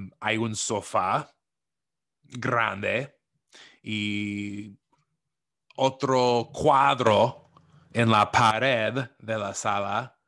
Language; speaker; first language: Spanish; non-native, fluent; English